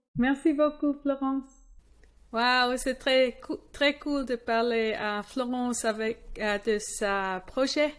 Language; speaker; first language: French; non-native, fluent; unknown